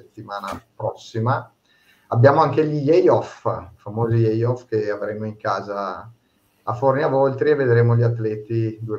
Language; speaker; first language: Italian; native; Italian